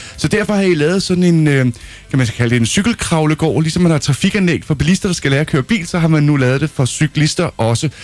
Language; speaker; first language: Danish; native; Danish